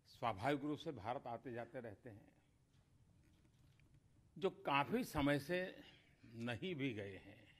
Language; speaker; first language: Hindi; native; Hindi